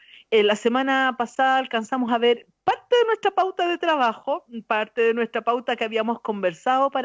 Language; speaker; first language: Spanish; native; Spanish